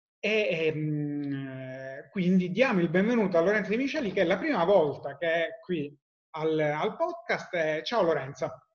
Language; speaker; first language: Italian; native; Italian